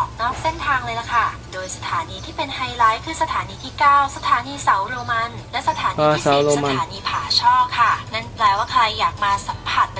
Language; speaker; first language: Thai; native; Thai